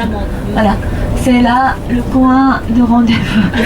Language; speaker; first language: French; non-native, fluent; Japanese